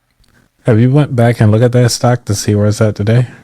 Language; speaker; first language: English; native; English